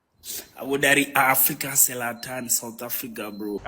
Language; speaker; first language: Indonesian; non-native, learner; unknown